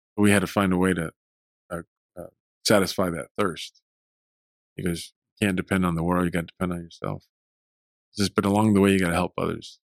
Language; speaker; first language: English; early bilingual, other home language; Spanish